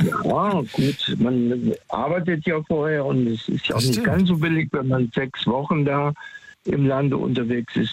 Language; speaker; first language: German; native; German